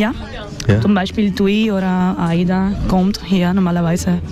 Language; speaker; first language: German; non-native, learner; Spanish